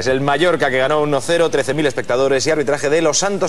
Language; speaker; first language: Spanish; native; Spanish